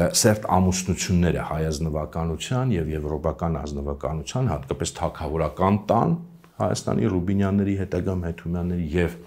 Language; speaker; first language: Armenian; native; Armenian